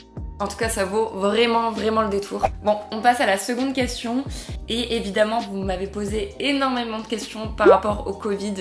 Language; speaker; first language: French; native; French